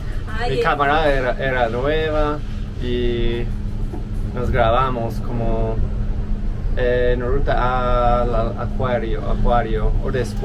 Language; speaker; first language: Spanish; non-native, learner; English